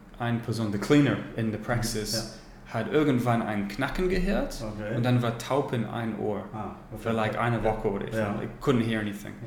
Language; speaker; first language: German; non-native, learner; English